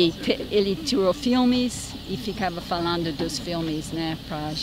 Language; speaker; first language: Portuguese; non-native, fluent; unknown